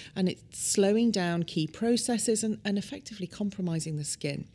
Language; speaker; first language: English; native; English